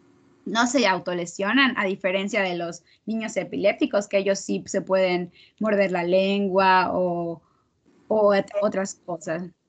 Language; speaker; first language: Spanish; native; Spanish